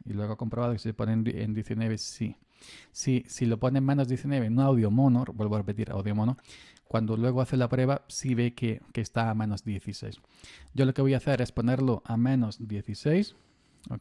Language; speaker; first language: Spanish; native; Spanish